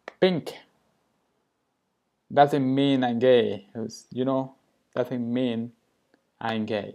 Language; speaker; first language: English; non-native, learner; Spanish